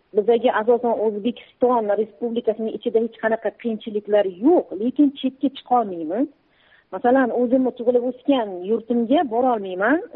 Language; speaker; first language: Uzbek; early bilingual, heritage; Uzbek